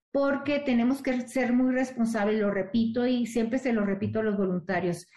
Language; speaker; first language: Spanish; native; Spanish